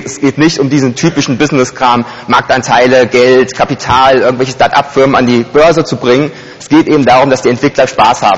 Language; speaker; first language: German; native; German